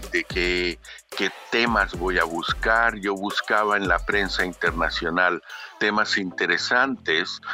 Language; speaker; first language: Spanish; native; Spanish